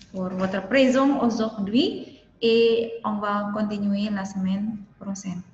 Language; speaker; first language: French; non-native, fluent; Indonesian